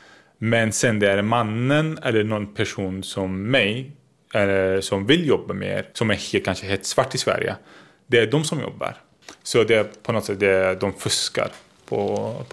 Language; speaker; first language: Swedish; non-native, fluent; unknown